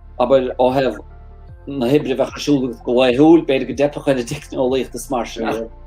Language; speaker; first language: Irish; native; Irish